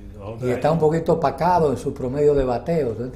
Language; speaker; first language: Spanish; native; Spanish